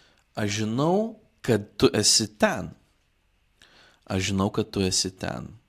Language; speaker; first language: Lithuanian; non-native, fluent; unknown